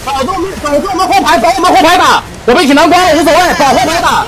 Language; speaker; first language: Chinese; native; Chinese